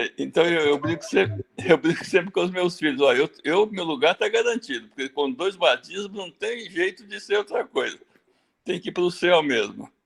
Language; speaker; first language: Portuguese; early bilingual, other home language; German